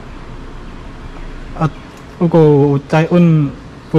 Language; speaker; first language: Chinese; non-native, learner; Indonesian